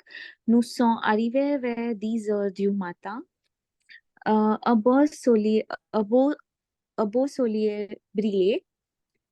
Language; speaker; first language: French; non-native, learner; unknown